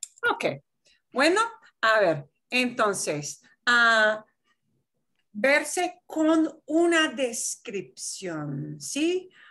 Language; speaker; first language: Spanish; non-native, fluent; English